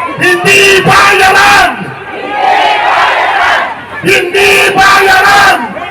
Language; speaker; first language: Filipino; native; Filipino